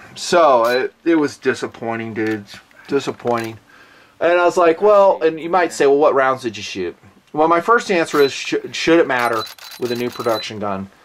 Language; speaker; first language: English; native; English